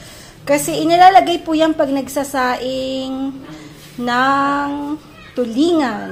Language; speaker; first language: Filipino; native; Filipino